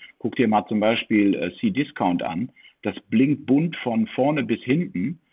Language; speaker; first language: German; early bilingual, heritage; German